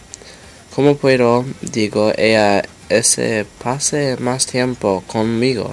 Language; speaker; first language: Spanish; non-native, learner; English